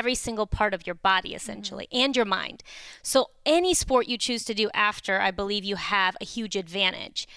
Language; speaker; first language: English; early bilingual, other home language; Romanian